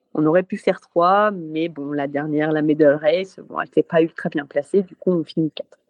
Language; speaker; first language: French; native; French